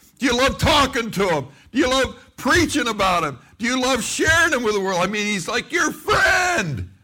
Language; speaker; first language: English; native; English